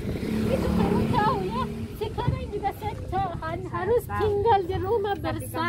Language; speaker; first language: Indonesian; non-native, learner; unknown